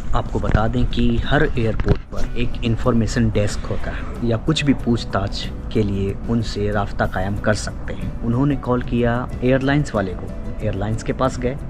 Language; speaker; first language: Hindi; native; Hindi